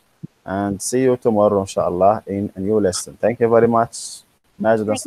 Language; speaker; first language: English; non-native, fluent; Arabic